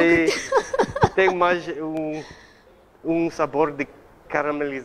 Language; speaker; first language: Portuguese; non-native, learner; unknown